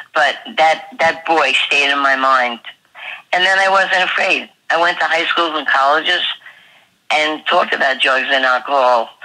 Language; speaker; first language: English; native; English